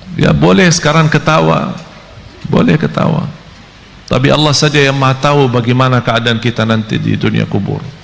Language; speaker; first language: Malay; non-native, fluent; Arabic